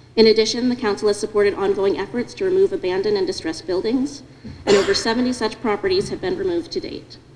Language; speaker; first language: English; native; English